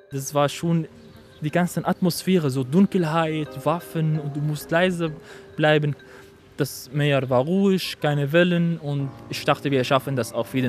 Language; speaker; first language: German; non-native, learner; Arabic